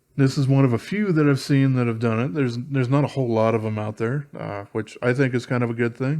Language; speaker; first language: English; native; English